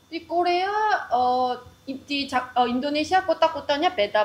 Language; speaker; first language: Indonesian; non-native, learner; Korean